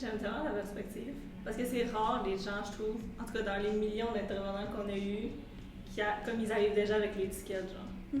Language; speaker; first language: French; native; French